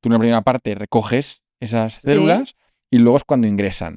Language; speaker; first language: Spanish; native; Spanish